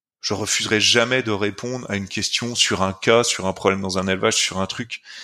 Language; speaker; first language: French; native; French